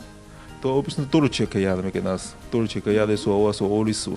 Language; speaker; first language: Macedonian; non-native, learner; Chinese